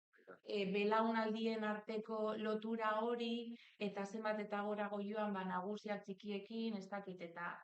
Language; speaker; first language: Basque; native; Basque